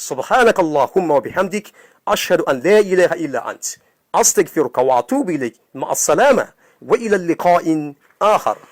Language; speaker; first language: Arabic; non-native, fluent; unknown